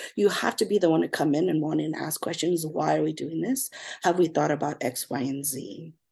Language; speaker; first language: English; native; English